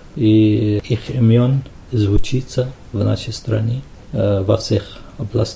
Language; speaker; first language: Russian; non-native, fluent; Arabic